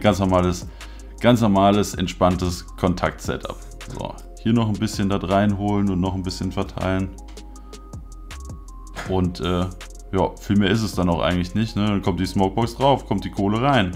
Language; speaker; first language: German; native; German